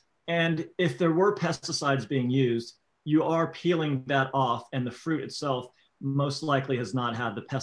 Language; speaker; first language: English; native; English